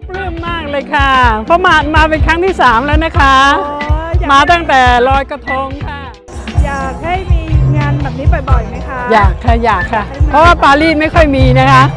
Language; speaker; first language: Thai; native; Thai